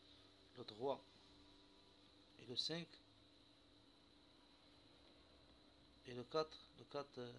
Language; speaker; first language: French; non-native, local second language; Arabic